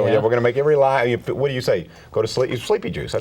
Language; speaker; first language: English; native; English